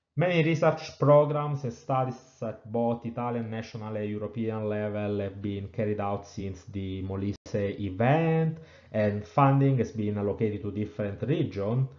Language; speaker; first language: English; non-native, fluent; Italian